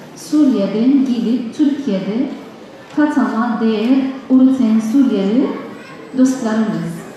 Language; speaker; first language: Turkish; non-native, learner; Arabic